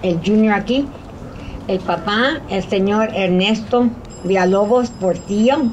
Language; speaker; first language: Spanish; early bilingual, heritage; Spanish